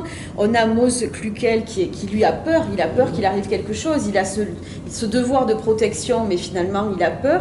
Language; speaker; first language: French; native; French